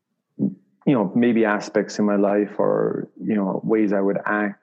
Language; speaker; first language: English; native; English